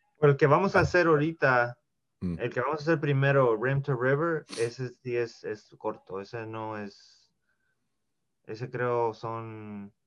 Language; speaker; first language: Spanish; early bilingual, heritage; Spanish